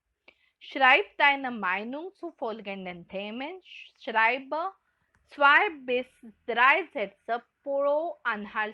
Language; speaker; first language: German; non-native, fluent; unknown